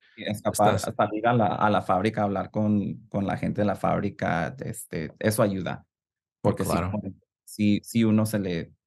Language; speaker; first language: Spanish; early bilingual, heritage; Spanish